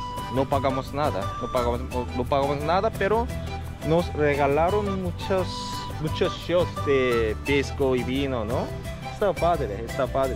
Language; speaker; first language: Spanish; non-native, fluent; Korean